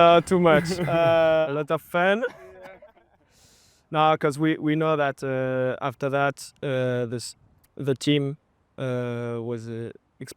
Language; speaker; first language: English; non-native, fluent; French